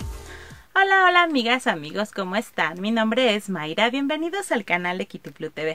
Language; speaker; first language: Spanish; native; Spanish